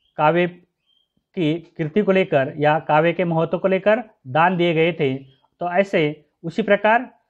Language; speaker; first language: Hindi; non-native, local second language; Marathi